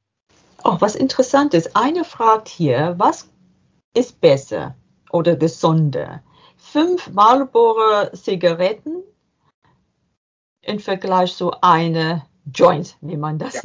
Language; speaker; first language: German; non-native, learner; English